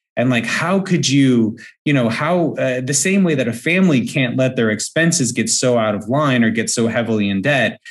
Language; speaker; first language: English; native; English